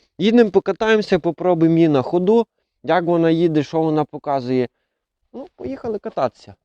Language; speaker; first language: Ukrainian; native; Ukrainian